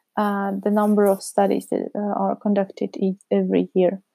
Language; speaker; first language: English; non-native, fluent; Czech